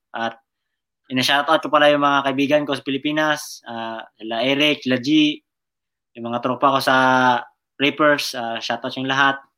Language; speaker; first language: Filipino; non-native, local second language; Cebuano